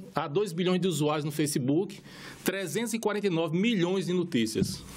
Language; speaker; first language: Portuguese; native; Portuguese